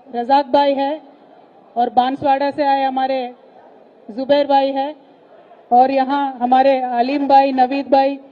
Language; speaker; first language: Hindi; non-native, local second language; Telugu